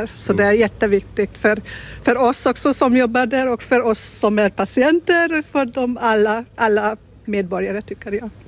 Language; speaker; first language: Swedish; non-native, fluent; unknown